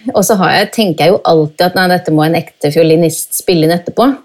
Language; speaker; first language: Norwegian; native; Norwegian